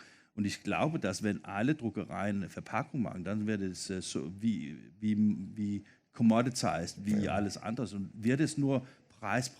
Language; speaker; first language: German; non-native, fluent; Danish